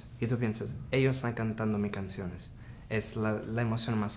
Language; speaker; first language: Spanish; non-native, fluent; Italian